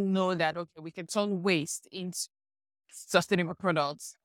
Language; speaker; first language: English; non-native, local second language; Yoruba